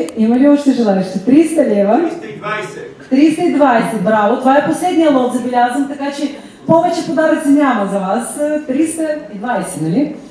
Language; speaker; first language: Bulgarian; early bilingual, heritage; Bulgarian